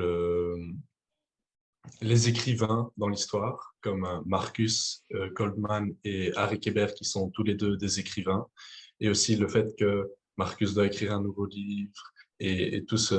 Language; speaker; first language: French; non-native, learner; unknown